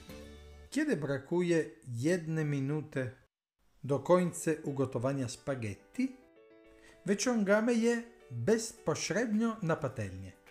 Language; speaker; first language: Polish; non-native, learner; Italian